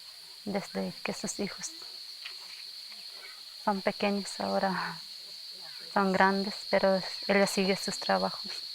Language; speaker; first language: Spanish; non-native, local second language; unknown